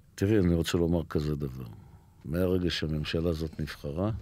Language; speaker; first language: Hebrew; native; Hebrew